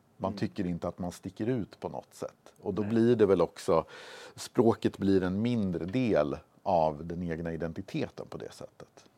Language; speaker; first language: Swedish; native; Swedish